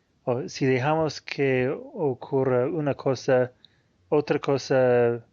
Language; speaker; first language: Spanish; non-native, fluent; Portuguese